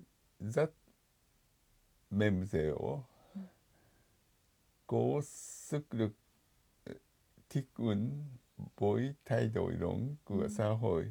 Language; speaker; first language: Vietnamese; non-native, fluent; Japanese